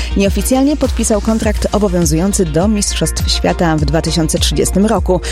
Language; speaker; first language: Polish; native; Polish